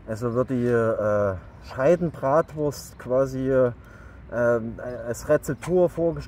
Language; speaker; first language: German; native; German